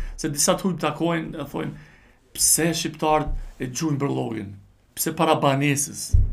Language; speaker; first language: Albanian; early bilingual, heritage; Albanian